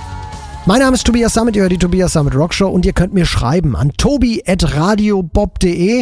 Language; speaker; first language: German; native; German